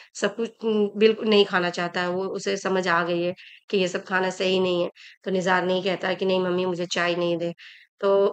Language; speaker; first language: Hindi; native; Hindi